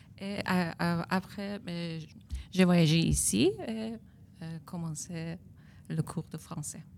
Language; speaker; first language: French; non-native, learner; Persian